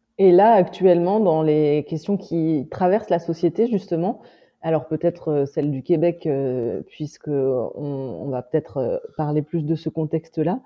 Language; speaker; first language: French; native; French